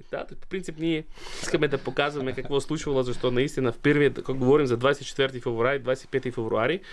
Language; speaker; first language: Bulgarian; non-native, fluent; Ukrainian